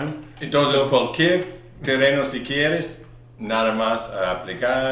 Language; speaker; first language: Spanish; non-native, learner; English